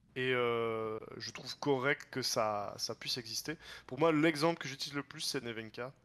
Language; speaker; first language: French; native; French